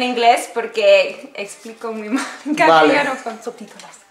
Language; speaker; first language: Spanish; non-native, learner; English